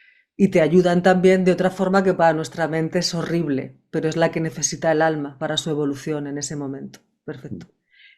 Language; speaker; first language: Spanish; native; Spanish